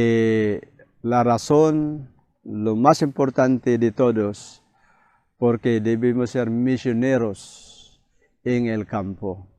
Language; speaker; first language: Spanish; non-native, fluent; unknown